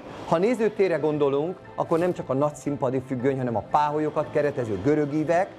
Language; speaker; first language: Hungarian; native; Hungarian